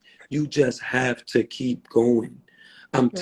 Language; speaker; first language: English; native; English